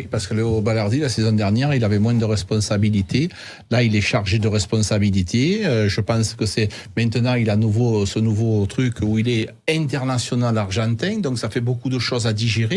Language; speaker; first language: French; native; French